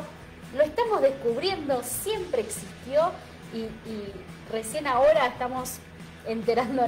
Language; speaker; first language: Spanish; native; Spanish